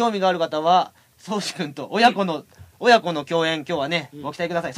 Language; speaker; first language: Japanese; native; Japanese